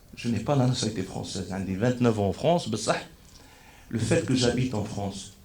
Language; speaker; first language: French; non-native, local second language; Arabic